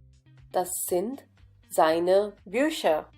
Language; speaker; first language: German; non-native, fluent; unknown